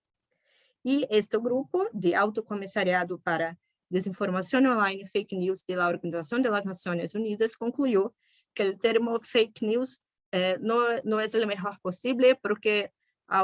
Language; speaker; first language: Spanish; non-native, fluent; Portuguese